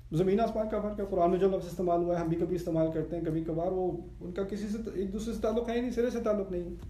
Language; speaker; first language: Urdu; early bilingual, heritage; Urdu